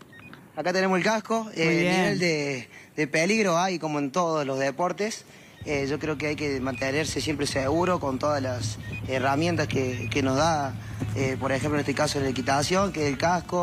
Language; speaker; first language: Spanish; native; Spanish